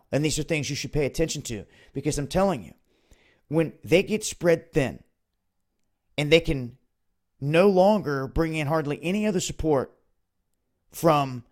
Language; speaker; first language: English; native; English